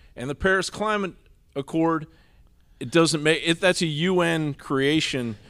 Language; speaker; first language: English; native; English